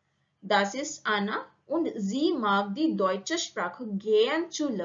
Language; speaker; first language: German; non-native, learner; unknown